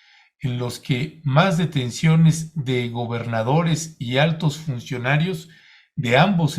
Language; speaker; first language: Spanish; native; Spanish